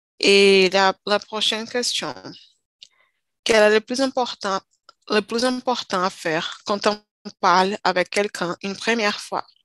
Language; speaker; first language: French; non-native, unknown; Portuguese